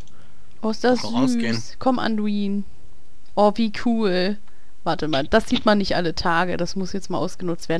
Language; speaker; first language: German; native; German